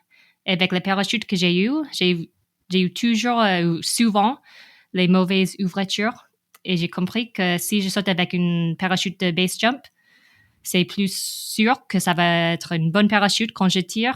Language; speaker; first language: French; non-native, fluent; English